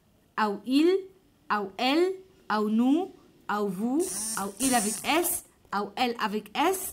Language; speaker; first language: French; non-native, fluent; Arabic